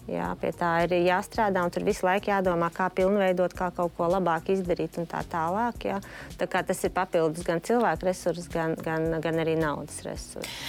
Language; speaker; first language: Latvian; native; Latvian